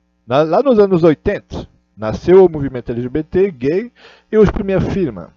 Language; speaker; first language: Portuguese; non-native, learner; Russian